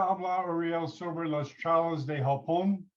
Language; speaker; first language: Spanish; non-native, learner; English